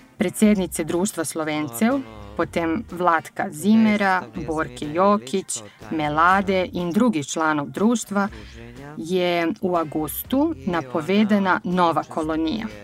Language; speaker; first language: Slovenian; early bilingual, heritage; Serbian